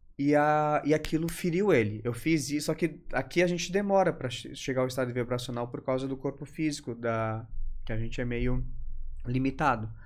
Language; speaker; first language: Portuguese; native; Portuguese